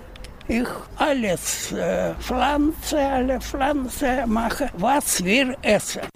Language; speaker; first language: German; non-native, learner; Russian